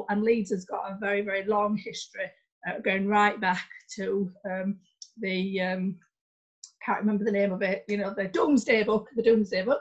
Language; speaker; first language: English; native; English